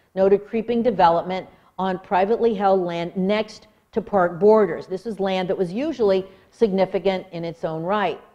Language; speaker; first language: English; native; English